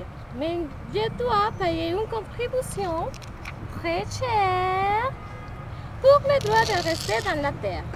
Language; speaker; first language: French; non-native, learner; Spanish